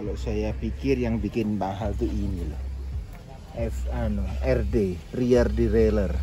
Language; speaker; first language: Indonesian; native; Indonesian